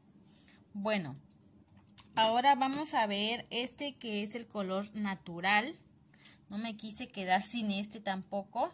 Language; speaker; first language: Spanish; native; Spanish